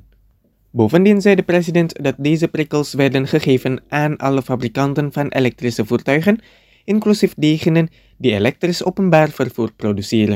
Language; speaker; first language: Dutch; non-native, fluent; Indonesian